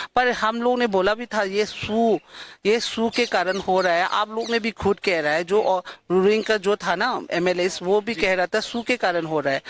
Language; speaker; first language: Hindi; non-native, local second language; Manipuri